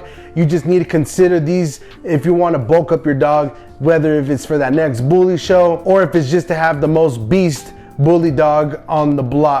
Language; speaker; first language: English; native; English